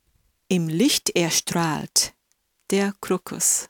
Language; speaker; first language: German; non-native, fluent; Japanese